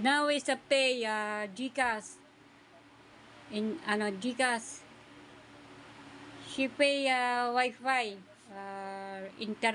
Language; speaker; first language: English; non-native, learner; Filipino